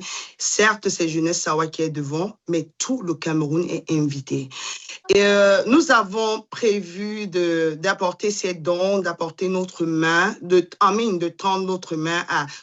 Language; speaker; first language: French; non-native, local second language; Duala